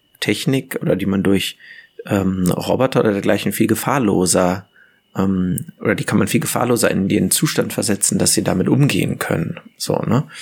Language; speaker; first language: German; native; German